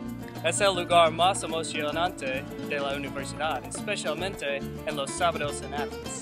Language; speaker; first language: Spanish; non-native, learner; English